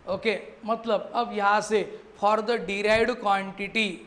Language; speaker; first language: Hindi; non-native, local second language; Marathi